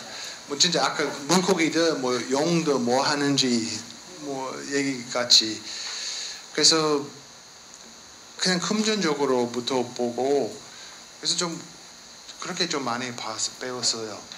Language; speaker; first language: Korean; non-native, learner; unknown